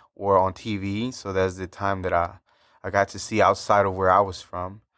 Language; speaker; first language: English; early bilingual, other home language; Spanish